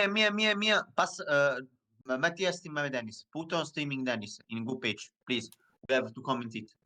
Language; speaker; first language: English; non-native, learner; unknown